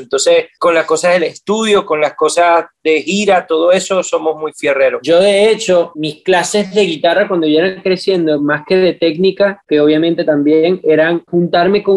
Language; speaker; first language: Spanish; native; Spanish